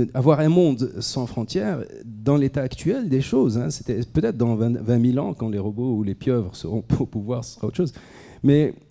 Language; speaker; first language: French; non-native, local second language; Arabic